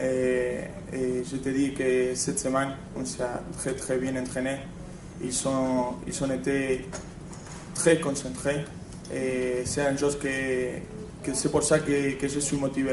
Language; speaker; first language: French; non-native, fluent; Spanish